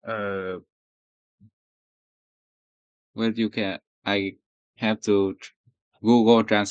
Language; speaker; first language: English; non-native, learner; Vietnamese